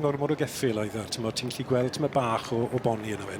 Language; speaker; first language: Welsh; native; Welsh